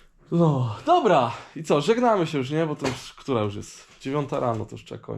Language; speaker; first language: Polish; native; Polish